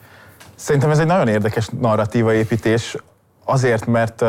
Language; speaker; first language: Hungarian; native; Hungarian